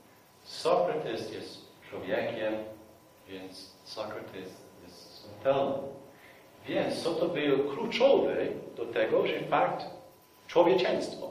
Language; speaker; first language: Polish; non-native, fluent; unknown